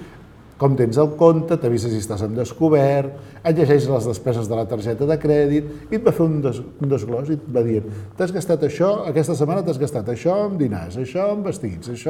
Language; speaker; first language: Catalan; native; Catalan